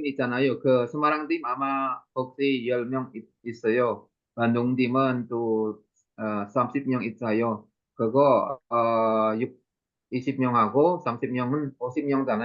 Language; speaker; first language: Korean; non-native, learner; Indonesian